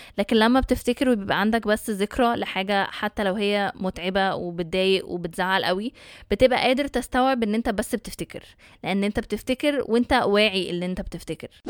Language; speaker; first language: Arabic; early bilingual, heritage; Arabic